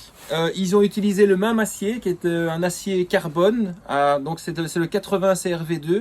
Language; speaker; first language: French; native; French